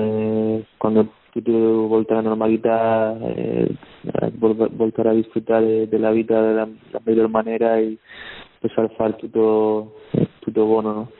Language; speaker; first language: Italian; non-native, learner; Spanish